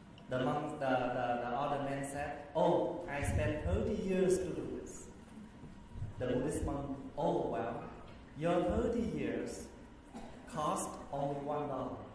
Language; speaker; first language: English; early bilingual, other home language; Vietnamese